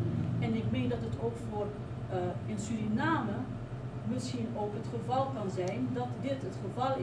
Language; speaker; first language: Dutch; non-native, local second language; Papiamento